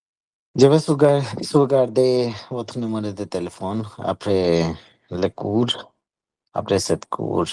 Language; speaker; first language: French; non-native, learner; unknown